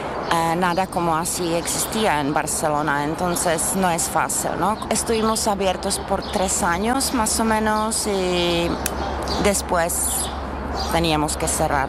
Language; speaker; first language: Spanish; non-native, fluent; Czech